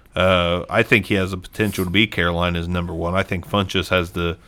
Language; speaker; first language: English; native; English